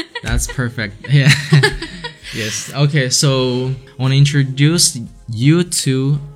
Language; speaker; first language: English; non-native, fluent; Chinese